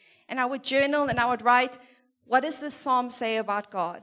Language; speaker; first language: English; native; English